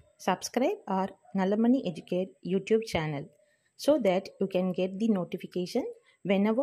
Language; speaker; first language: English; non-native, local second language; Tamil